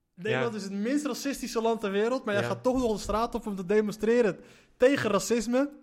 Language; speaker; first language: Dutch; early bilingual, other home language; Arabic